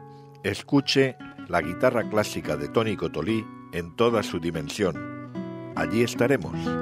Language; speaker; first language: Spanish; native; Spanish